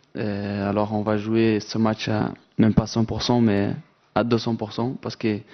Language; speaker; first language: French; non-native, fluent; Portuguese